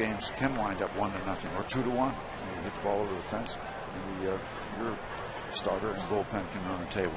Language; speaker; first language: English; native; English